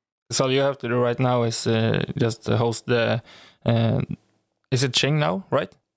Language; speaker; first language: English; non-native, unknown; Swedish